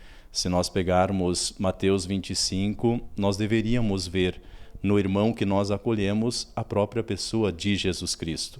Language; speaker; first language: Portuguese; native; Portuguese